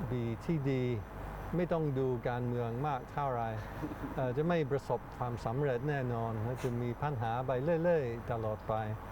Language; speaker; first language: Thai; non-native, fluent; English